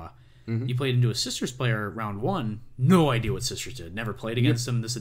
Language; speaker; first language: English; native; English